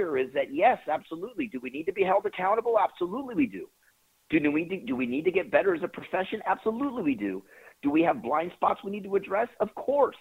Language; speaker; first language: English; early bilingual, other home language; Spanish